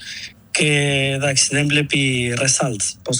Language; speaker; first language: Greek; non-native, learner; Spanish